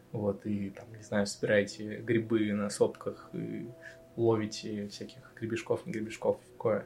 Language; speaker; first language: Russian; native; Russian